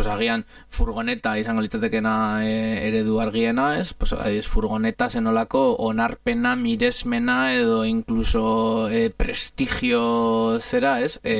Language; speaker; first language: Basque; native; Basque